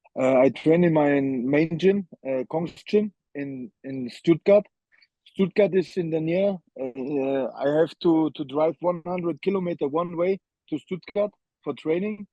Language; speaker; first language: English; non-native, learner; German